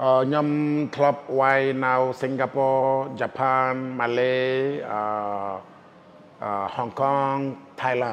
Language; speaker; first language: Khmer; non-native, fluent; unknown